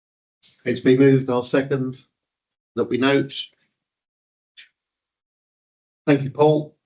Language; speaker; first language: English; native; English